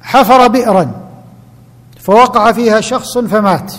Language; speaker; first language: Arabic; native; Arabic